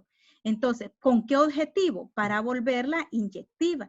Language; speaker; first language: Spanish; native; Spanish